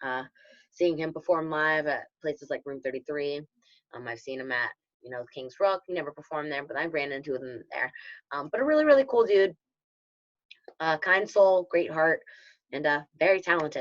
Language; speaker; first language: English; native; English